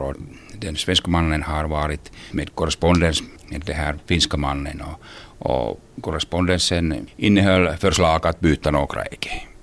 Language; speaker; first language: Swedish; non-native, local second language; Finnish